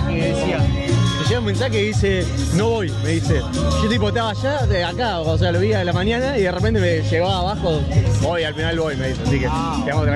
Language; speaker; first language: Spanish; native; Spanish